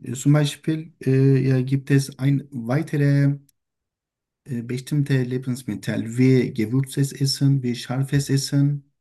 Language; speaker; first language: German; non-native, learner; Turkish